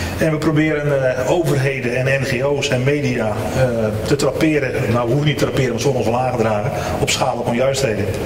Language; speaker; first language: Dutch; native; Dutch